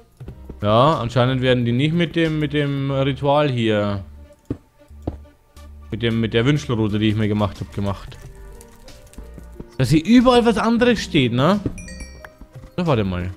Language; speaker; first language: German; native; German